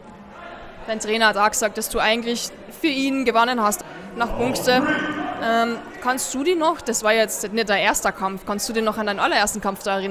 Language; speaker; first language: German; native; German